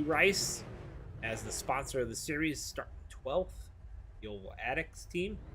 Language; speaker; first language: English; native; English